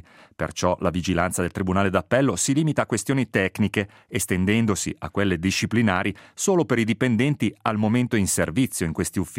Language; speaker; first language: Italian; native; Italian